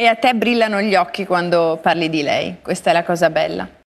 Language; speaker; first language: Italian; native; Italian